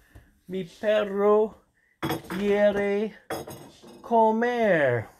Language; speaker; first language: Spanish; non-native, learner; English